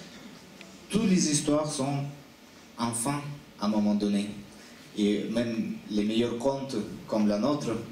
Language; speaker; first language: French; non-native, fluent; Russian